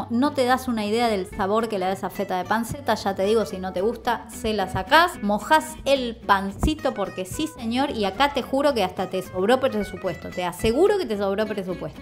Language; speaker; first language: Spanish; native; Spanish